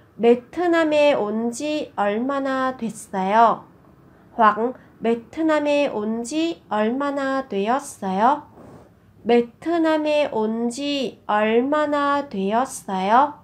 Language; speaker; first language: Korean; non-native, fluent; Vietnamese